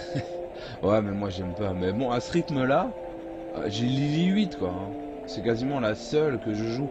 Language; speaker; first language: French; native; French